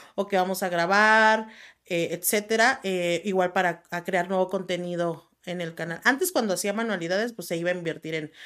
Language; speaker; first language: Spanish; native; Spanish